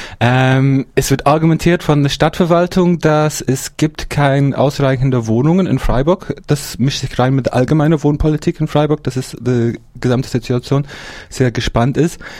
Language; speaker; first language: German; non-native, fluent; English